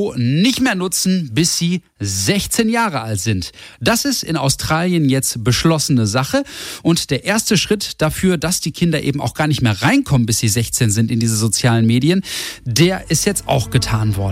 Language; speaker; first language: German; native; German